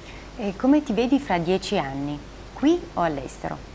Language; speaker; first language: Italian; native; Italian